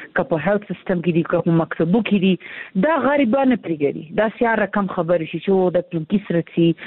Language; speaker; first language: Pashto; native; Pashto